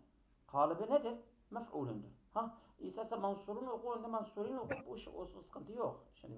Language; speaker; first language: Turkish; native; Turkish